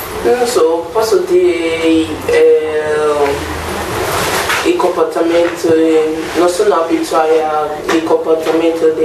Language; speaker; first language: Italian; non-native, learner; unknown